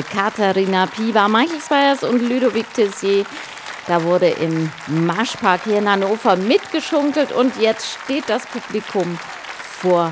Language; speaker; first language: German; native; German